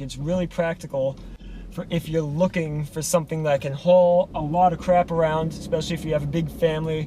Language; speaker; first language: English; native; English